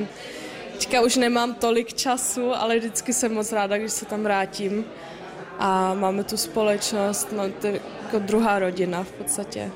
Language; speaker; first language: Czech; non-native, local second language; German